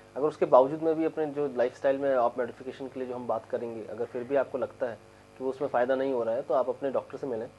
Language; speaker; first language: Hindi; native; Hindi